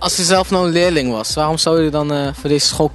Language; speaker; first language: Dutch; native; Dutch